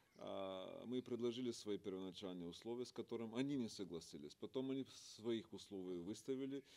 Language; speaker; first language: Russian; non-native, fluent; Bulgarian